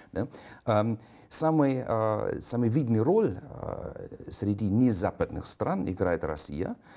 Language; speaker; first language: Russian; non-native, fluent; German